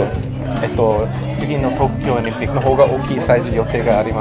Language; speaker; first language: Japanese; non-native, learner; English